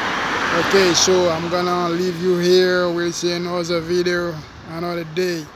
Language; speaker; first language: English; non-native, fluent; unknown